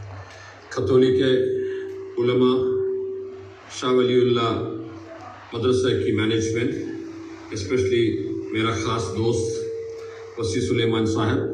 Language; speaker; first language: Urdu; non-native, local second language; Malayalam